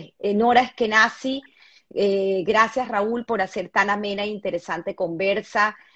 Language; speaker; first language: Spanish; native; Spanish